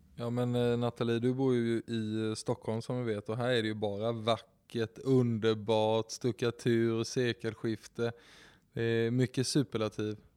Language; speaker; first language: Swedish; native; Swedish